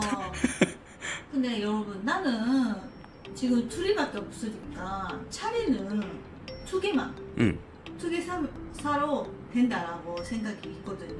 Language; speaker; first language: Korean; non-native, learner; Japanese